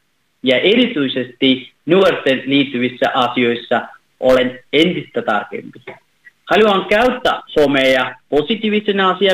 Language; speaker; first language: Finnish; non-native, fluent; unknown